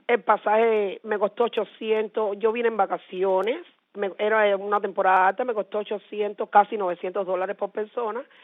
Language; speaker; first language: Spanish; native; Spanish